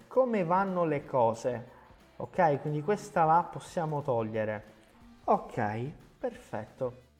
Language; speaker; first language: Italian; non-native, fluent; Portuguese